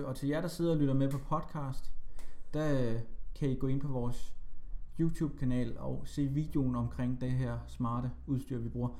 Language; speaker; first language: Danish; native; Danish